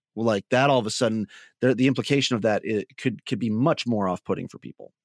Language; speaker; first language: English; native; English